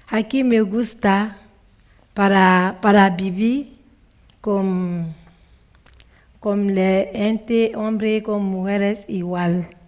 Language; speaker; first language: Spanish; non-native, learner; French